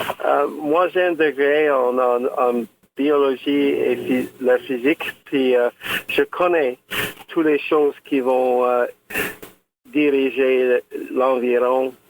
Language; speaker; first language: French; non-native, local second language; English